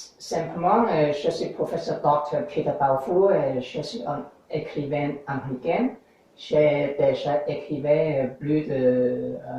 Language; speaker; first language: French; non-native, fluent; English